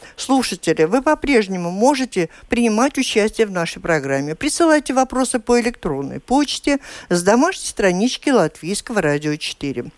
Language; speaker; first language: Russian; native; Russian